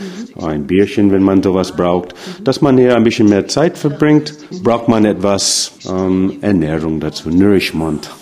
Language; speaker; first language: German; non-native, fluent; English